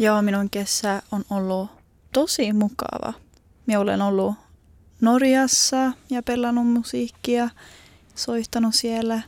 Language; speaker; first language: Finnish; non-native, learner; Swedish